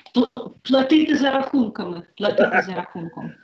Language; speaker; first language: Ukrainian; native; Ukrainian